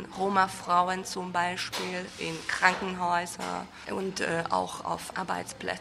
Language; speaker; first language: German; non-native, fluent; Hungarian